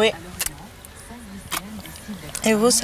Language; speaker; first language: French; non-native, fluent; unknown